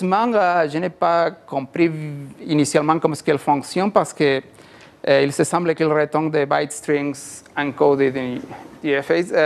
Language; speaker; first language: French; non-native, learner; Spanish